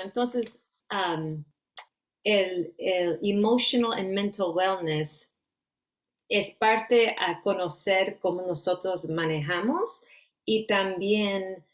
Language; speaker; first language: Spanish; early bilingual, heritage; Spanish